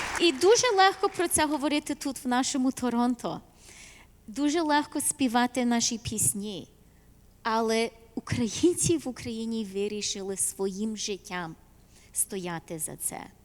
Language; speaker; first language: Ukrainian; early bilingual, heritage; Ukrainian